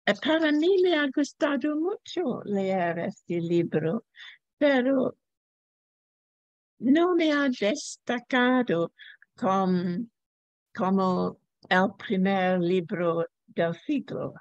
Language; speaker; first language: Spanish; non-native, learner; English